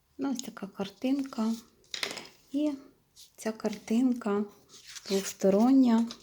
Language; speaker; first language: Ukrainian; non-native, local second language; Russian